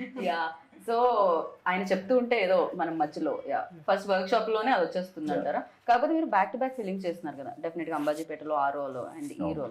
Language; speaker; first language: Telugu; native; Telugu